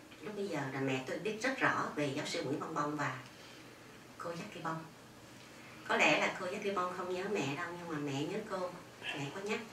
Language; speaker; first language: Vietnamese; native; Vietnamese